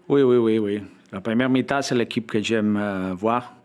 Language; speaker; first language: French; non-native, fluent; Spanish